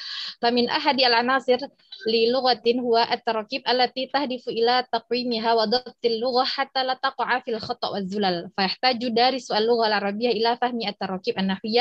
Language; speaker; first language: Arabic; non-native, fluent; Indonesian